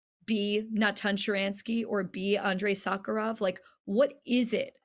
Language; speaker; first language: English; native; English